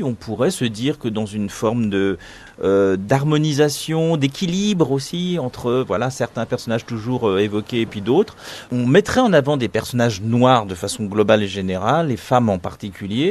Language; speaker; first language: French; native; French